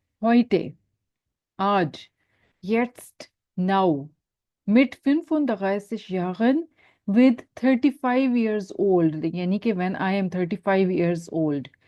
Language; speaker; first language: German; non-native, fluent; Urdu